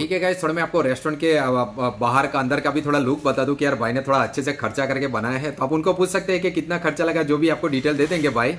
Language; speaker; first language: Hindi; native; Hindi